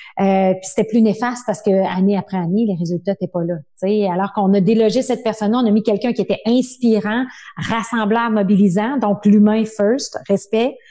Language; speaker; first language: French; native; French